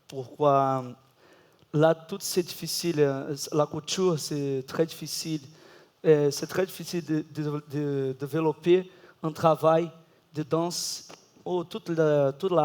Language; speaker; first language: French; non-native, learner; Portuguese